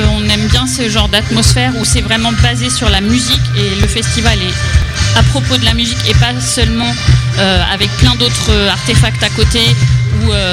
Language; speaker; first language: French; native; French